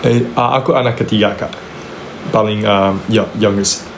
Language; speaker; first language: Indonesian; non-native, local second language; English